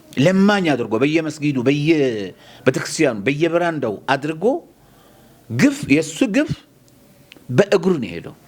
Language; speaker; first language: Amharic; non-native, local second language; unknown